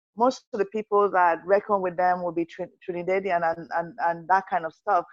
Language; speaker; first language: English; non-native, local second language; Yoruba